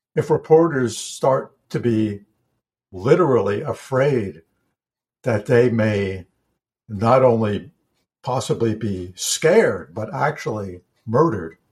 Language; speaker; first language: English; native; English